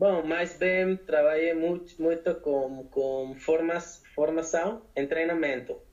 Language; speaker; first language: Portuguese; non-native, learner; Spanish